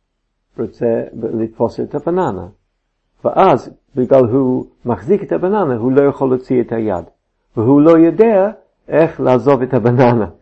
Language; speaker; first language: Hebrew; non-native, fluent; English